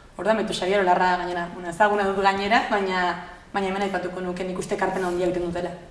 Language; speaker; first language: Basque; native; Basque